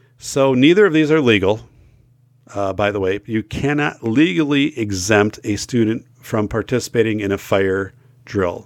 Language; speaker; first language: English; native; English